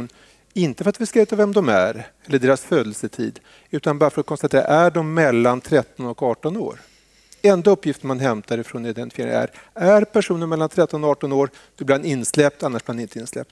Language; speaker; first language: Swedish; native; Swedish